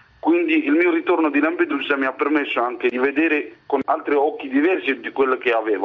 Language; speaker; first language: Italian; non-native, fluent; Somali